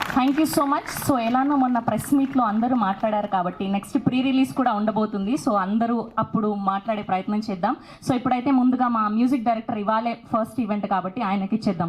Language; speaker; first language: Telugu; native; Telugu